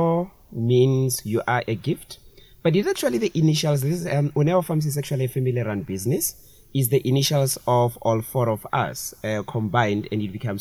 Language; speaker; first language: English; non-native, local second language; Tswana